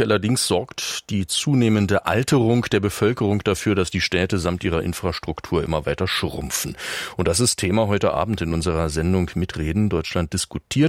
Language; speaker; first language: German; native; German